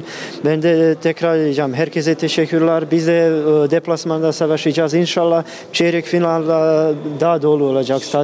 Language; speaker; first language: Turkish; non-native, learner; Bosnian